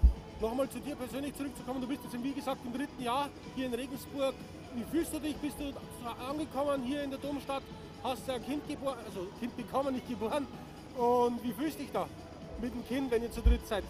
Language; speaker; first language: German; native; German